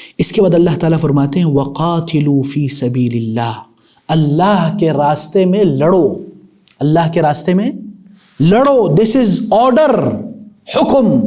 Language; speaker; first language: Urdu; non-native, local second language; Punjabi